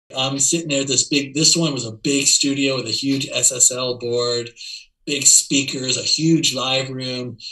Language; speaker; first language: English; native; English